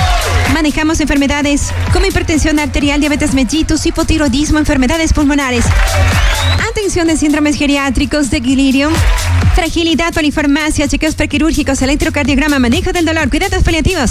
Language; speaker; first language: Spanish; native; Spanish